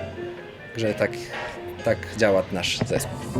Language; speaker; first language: Polish; non-native, local second language; Rusyn